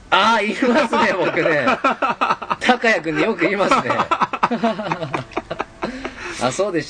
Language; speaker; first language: Japanese; native; Japanese